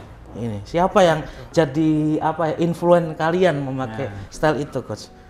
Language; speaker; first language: Indonesian; native; Indonesian